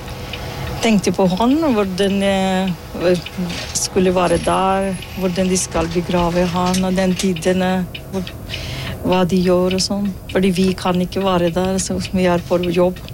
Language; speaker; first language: Norwegian; non-native, learner; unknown